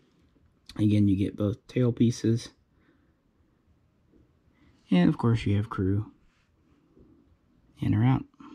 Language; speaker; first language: English; native; English